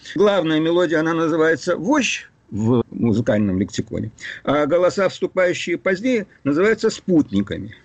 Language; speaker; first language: Russian; native; Russian